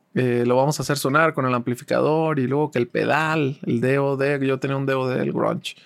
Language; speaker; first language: Spanish; native; Spanish